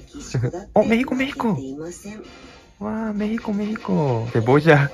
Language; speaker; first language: Spanish; non-native, learner; Japanese